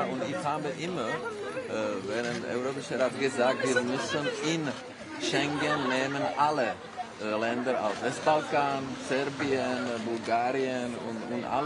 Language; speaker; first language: German; non-native, fluent; Czech